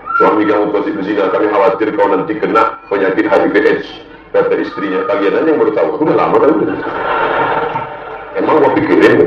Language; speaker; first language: Indonesian; non-native, local second language; Malay